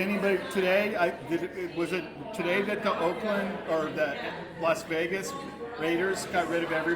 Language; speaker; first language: English; native; English